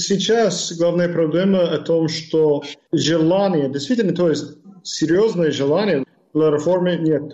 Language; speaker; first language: Russian; non-native, fluent; English